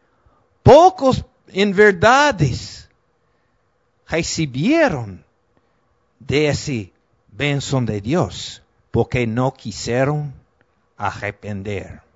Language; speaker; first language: Portuguese; non-native, fluent; Spanish